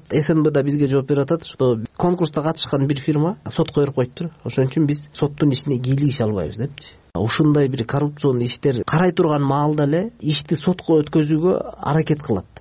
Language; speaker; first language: Kyrgyz; native; Kyrgyz